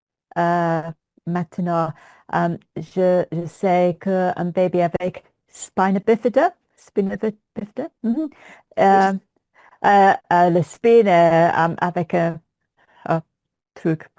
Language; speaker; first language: French; non-native, learner; English